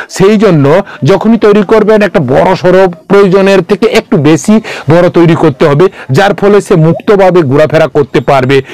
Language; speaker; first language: Bangla; non-native, local second language; Kok Borok